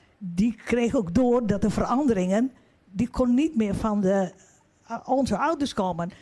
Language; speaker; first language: Dutch; early bilingual, other home language; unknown